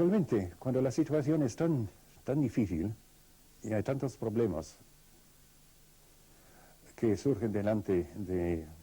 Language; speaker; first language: Spanish; non-native, fluent; Russian